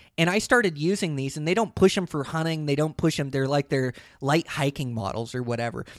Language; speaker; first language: English; native; English